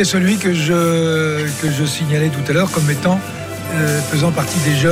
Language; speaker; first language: French; native; French